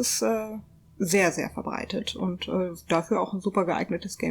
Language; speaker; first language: German; native; German